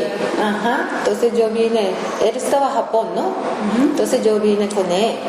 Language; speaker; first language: Spanish; non-native, learner; Japanese